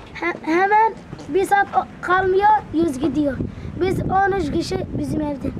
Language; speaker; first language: Turkish; non-native, learner; Arabic